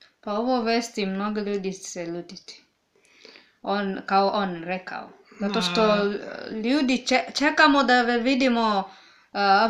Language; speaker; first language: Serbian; non-native, learner; English